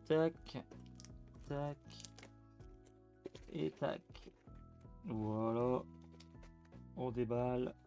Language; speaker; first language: French; native; French